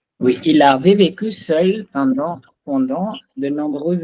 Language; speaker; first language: French; non-native, fluent; Hindi